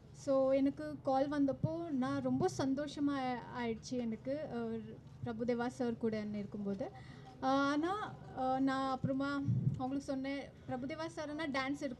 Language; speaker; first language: Tamil; non-native, learner; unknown